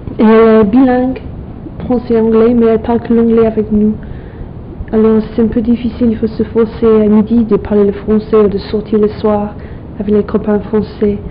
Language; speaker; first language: French; non-native, fluent; English